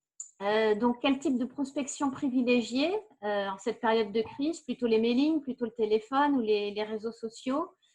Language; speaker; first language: French; native; French